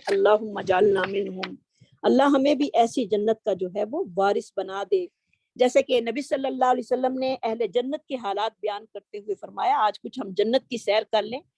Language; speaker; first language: Urdu; native; Urdu